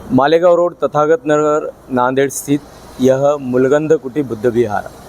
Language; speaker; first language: Hindi; non-native, local second language; Marathi